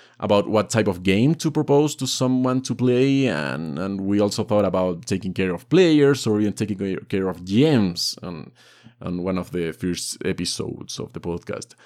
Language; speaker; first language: English; non-native, fluent; Spanish